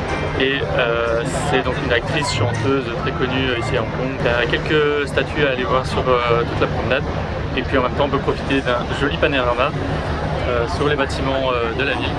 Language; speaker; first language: French; native; French